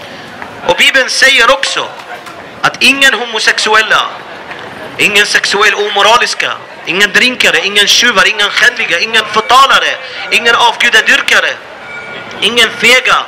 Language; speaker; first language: Swedish; non-native, fluent; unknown